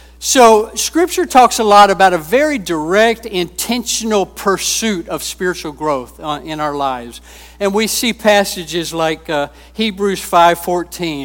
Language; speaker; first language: English; native; English